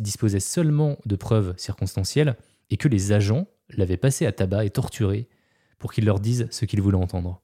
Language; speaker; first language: French; native; French